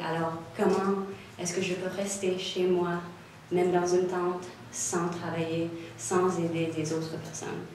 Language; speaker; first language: French; non-native, local second language; English